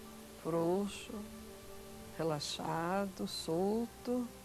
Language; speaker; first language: Portuguese; native; Portuguese